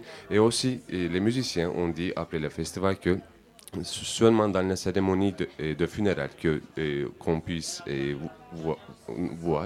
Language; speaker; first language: French; non-native, learner; Turkish